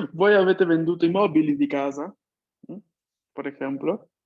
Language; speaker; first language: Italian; non-native, fluent; Spanish